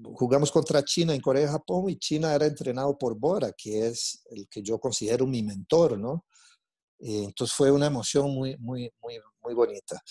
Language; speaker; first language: Spanish; non-native, fluent; Portuguese